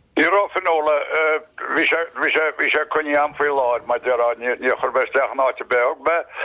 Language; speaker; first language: Irish; native; Irish